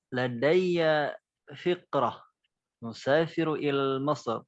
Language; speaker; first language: Arabic; non-native, learner; Indonesian